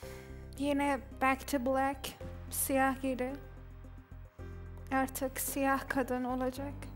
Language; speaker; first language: Turkish; non-native, learner; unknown